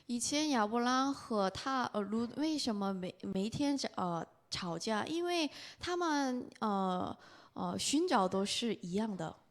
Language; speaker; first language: Chinese; non-native, fluent; Korean